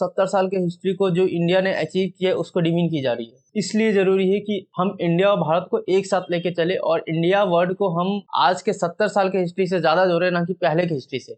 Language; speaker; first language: Hindi; native; Hindi